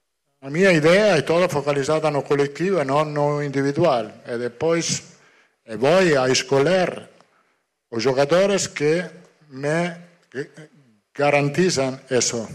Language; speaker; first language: Portuguese; non-native, fluent; Italian